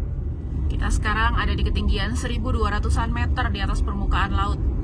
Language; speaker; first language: Indonesian; native; Indonesian